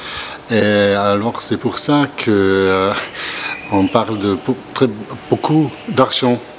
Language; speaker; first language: French; non-native, learner; German